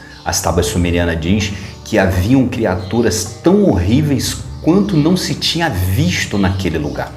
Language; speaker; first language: Portuguese; native; Portuguese